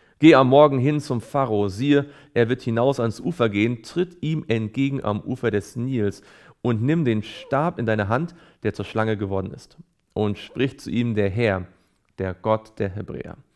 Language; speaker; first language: German; native; German